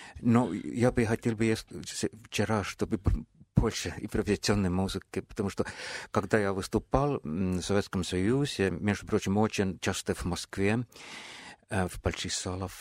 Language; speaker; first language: Russian; non-native, fluent; Estonian